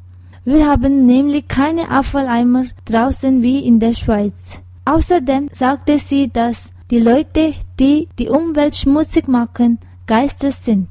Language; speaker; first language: German; non-native, learner; Tibetan